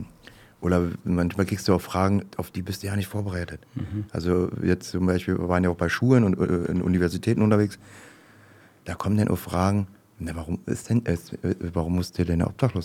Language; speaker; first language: German; native; German